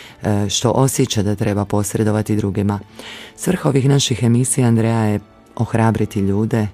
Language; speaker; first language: Croatian; native; Croatian